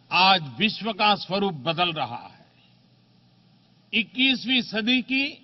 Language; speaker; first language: Hindi; non-native, local second language; Gujarati